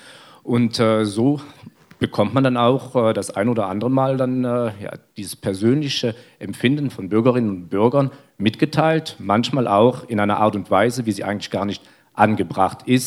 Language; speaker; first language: German; native; German